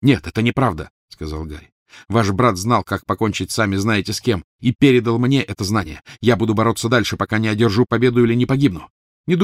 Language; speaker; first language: Russian; native; Russian